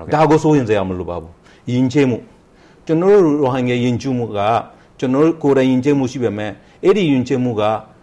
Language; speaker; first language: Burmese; non-native, local second language; Rohingya